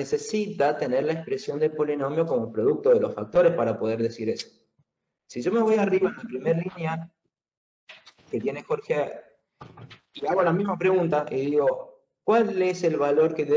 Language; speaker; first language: Spanish; native; Spanish